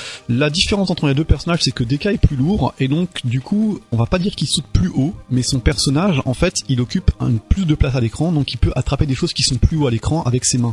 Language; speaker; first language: French; native; French